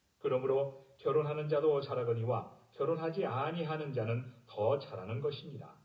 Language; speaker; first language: Korean; native; Korean